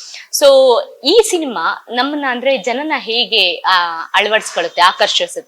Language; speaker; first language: Kannada; native; Kannada